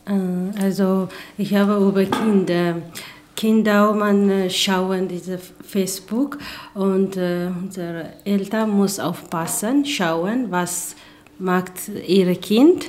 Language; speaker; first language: German; non-native, learner; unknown